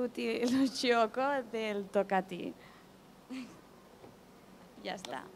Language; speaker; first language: Italian; non-native, learner; Catalan